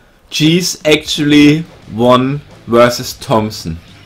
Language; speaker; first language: English; non-native, fluent; German